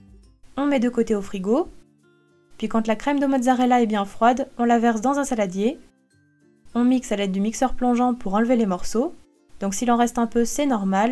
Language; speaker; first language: French; native; French